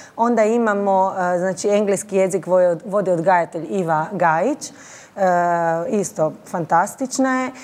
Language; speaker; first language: Croatian; native; Croatian